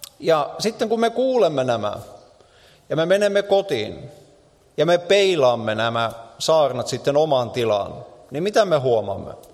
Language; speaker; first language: Finnish; native; Finnish